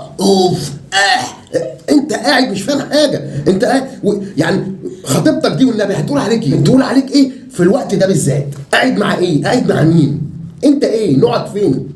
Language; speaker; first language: Arabic; native; Arabic